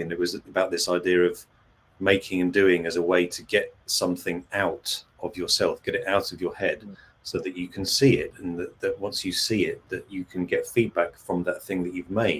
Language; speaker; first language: English; native; English